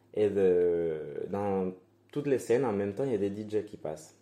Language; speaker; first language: French; non-native, fluent; Spanish